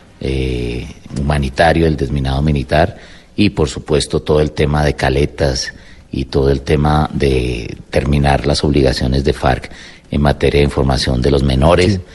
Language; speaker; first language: Spanish; native; Spanish